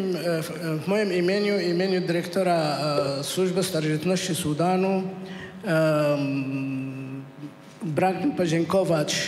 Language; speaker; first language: Polish; non-native, fluent; Arabic